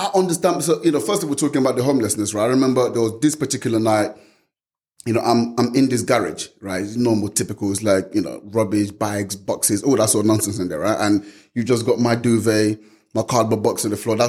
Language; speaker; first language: English; non-native, local second language; Yoruba